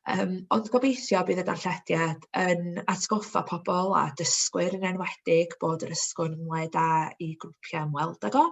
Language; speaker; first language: Welsh; native; Welsh